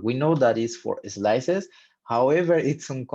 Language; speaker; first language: English; non-native, fluent; Spanish